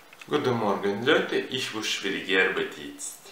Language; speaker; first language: German; non-native, learner; Russian